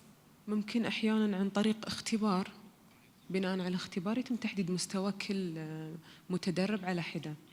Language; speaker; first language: Arabic; native; Arabic